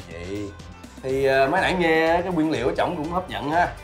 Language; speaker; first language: Vietnamese; early bilingual, heritage; Vietnamese